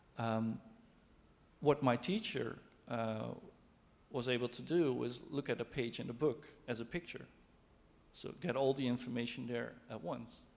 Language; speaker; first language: English; non-native, fluent; Dutch